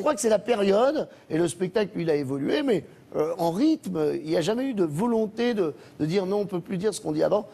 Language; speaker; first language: French; native; French